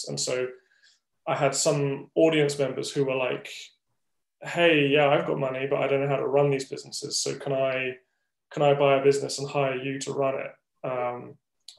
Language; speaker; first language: English; native; English